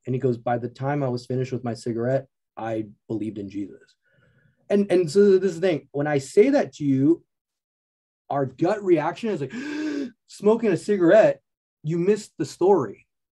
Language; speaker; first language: English; early bilingual, other home language; Chinese